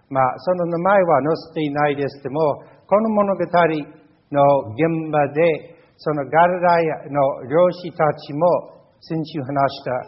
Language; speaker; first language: Japanese; non-native, fluent; English